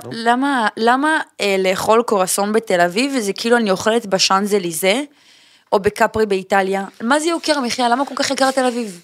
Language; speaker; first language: Hebrew; native; Hebrew